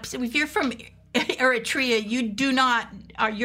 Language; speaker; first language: English; native; English